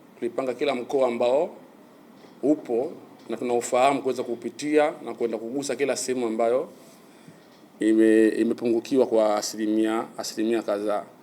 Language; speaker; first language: Swahili; native; Swahili